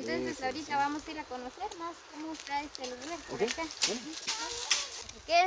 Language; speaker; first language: Spanish; native; Spanish